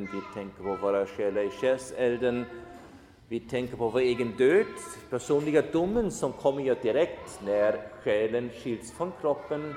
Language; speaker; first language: Swedish; non-native, fluent; German